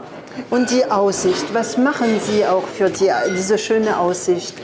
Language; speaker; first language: German; non-native, fluent; French